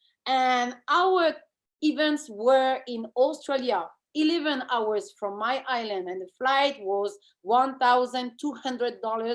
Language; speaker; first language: English; non-native, fluent; French